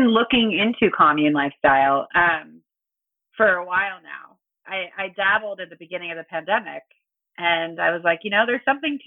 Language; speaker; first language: English; native; English